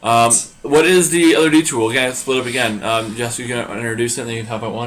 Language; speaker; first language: English; native; English